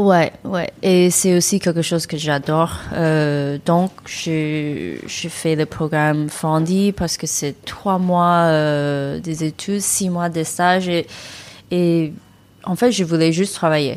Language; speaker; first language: French; non-native, learner; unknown